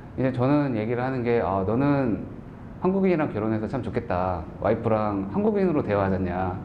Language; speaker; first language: Korean; native; Korean